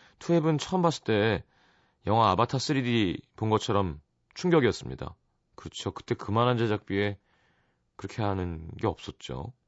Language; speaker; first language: Korean; native; Korean